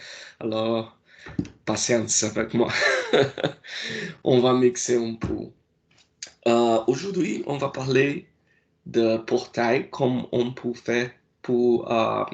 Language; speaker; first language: French; non-native, learner; Portuguese